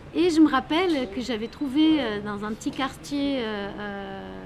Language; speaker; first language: French; non-native, fluent; Portuguese